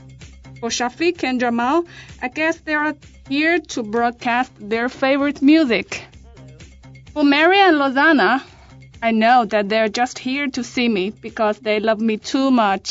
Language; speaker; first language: English; non-native, fluent; Chinese